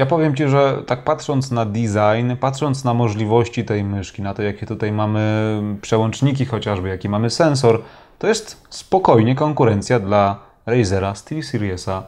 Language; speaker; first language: Polish; native; Polish